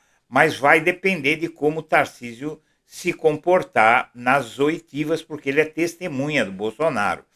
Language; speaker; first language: Portuguese; native; Portuguese